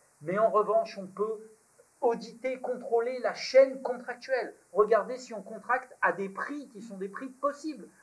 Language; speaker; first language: French; native; French